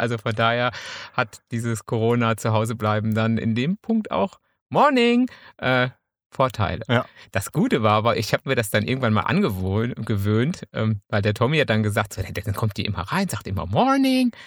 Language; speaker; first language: German; native; German